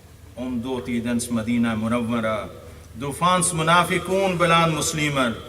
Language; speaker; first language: Swedish; non-native, fluent; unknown